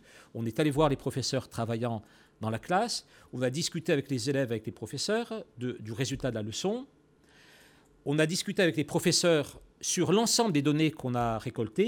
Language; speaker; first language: French; native; French